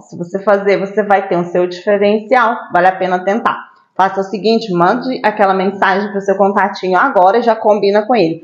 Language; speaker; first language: Portuguese; native; Portuguese